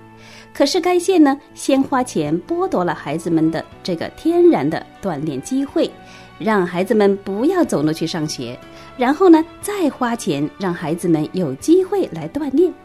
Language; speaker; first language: Chinese; native; Chinese